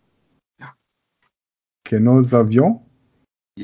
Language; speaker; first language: French; non-native, learner; German